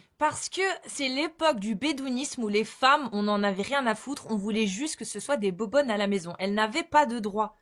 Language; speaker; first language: French; native; French